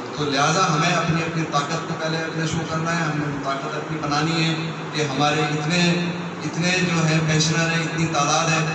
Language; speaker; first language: Urdu; non-native, local second language; Sindhi